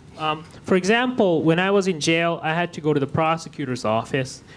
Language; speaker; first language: English; non-native, fluent; Japanese